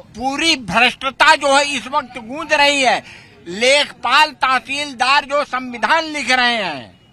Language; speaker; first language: Hindi; native; Hindi